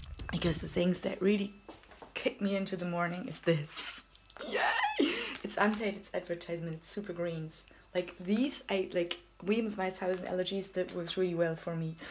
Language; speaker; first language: English; non-native, fluent; German